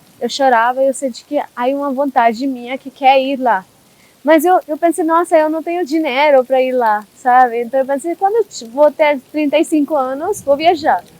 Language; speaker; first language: Portuguese; non-native, learner; Hindi